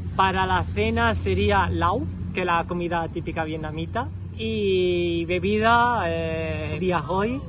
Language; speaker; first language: Spanish; native; Spanish